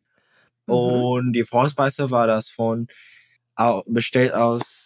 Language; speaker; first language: German; non-native, fluent; Indonesian